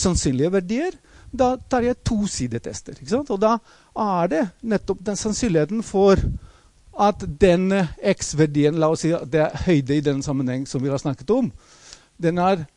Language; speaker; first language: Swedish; non-native, fluent; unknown